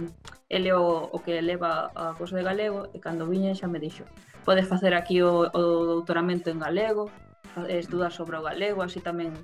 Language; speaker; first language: Galician; non-native, local second language; Spanish